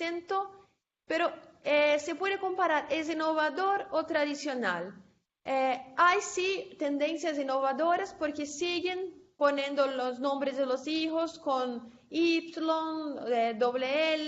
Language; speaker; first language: Spanish; non-native, fluent; Portuguese